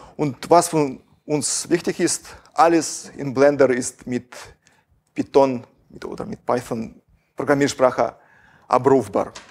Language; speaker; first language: German; non-native, fluent; Russian